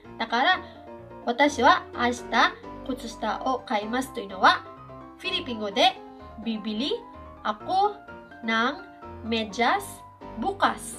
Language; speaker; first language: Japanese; non-native, fluent; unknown